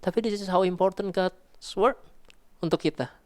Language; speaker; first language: English; non-native, local second language; Indonesian